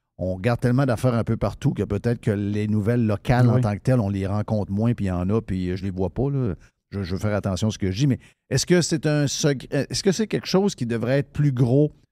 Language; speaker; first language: French; native; French